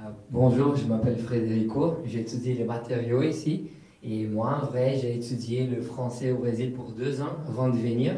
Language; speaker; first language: French; non-native, fluent; Portuguese